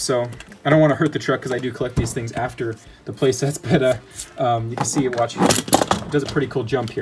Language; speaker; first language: English; native; English